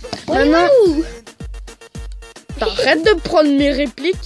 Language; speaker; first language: French; native; French